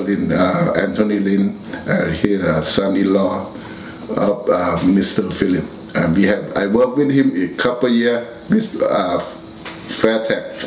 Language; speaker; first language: English; non-native, learner; Thai